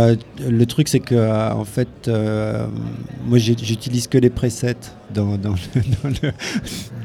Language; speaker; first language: French; native; French